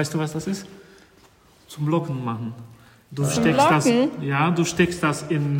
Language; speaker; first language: German; non-native, fluent; Polish